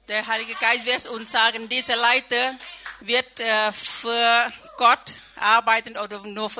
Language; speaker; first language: German; non-native, learner; Thai